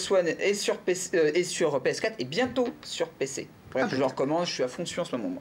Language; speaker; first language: French; native; French